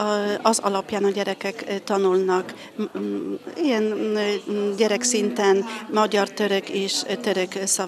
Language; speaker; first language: Hungarian; non-native, fluent; Polish